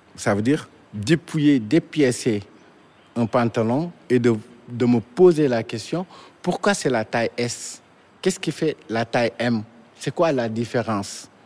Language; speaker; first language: French; non-native, local second language; Wolof